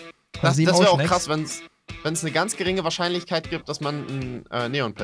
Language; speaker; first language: German; native; German